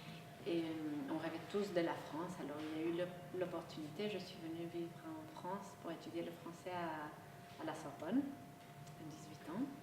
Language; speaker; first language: French; non-native, local second language; Spanish